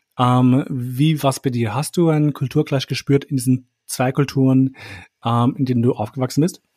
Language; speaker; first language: German; early bilingual, other home language; Albanian